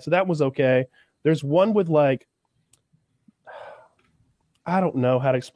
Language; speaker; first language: English; native; English